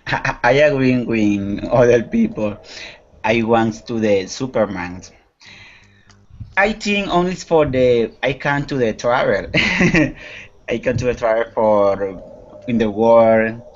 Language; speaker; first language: English; non-native, learner; Spanish